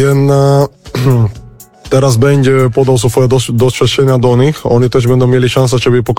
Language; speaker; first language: Polish; non-native, fluent; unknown